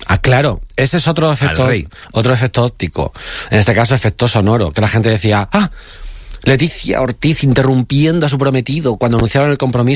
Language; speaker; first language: Spanish; native; Spanish